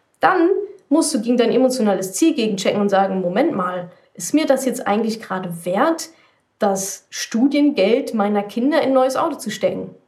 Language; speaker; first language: German; native; German